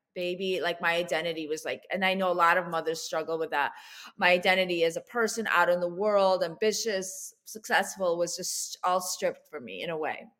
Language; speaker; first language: English; early bilingual, other home language; Russian